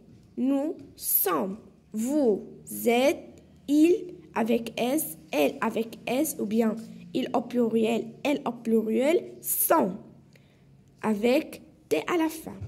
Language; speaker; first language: French; non-native, local second language; Arabic